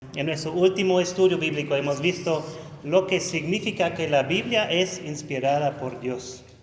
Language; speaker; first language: Spanish; non-native, fluent; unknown